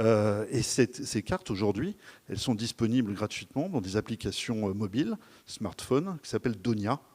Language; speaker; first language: French; native; French